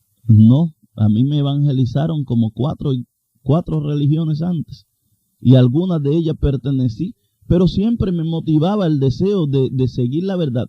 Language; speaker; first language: Spanish; native; Spanish